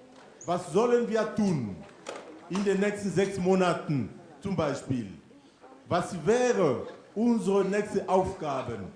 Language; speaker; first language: German; non-native, fluent; French